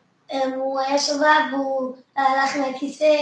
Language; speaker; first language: Hebrew; early bilingual, other home language; French